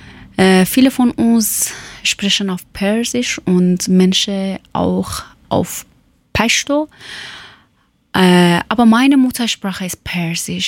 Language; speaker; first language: German; non-native, learner; Persian